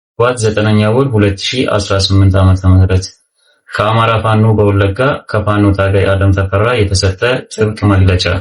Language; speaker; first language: Amharic; native; Amharic